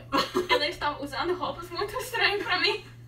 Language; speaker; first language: Portuguese; non-native, learner; English